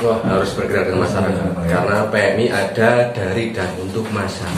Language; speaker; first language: Indonesian; native; Indonesian